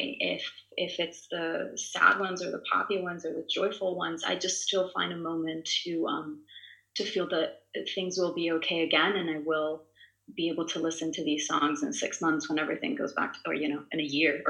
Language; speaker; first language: English; non-native, fluent; Italian